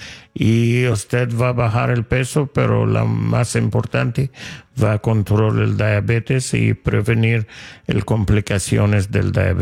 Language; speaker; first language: Spanish; non-native, fluent; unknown